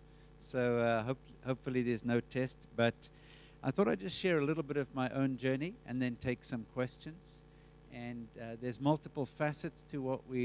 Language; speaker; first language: English; native; English